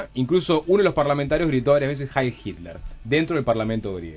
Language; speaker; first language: Spanish; native; Spanish